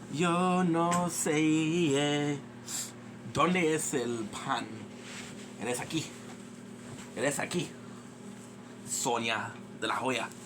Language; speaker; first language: Spanish; non-native, learner; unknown